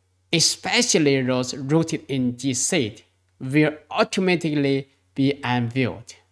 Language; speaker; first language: English; non-native, fluent; Chinese